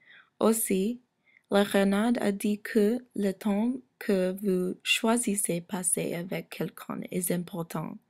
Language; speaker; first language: French; non-native, learner; English